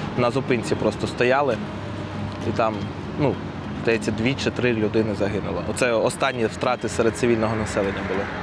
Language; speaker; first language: Ukrainian; non-native, local second language; Russian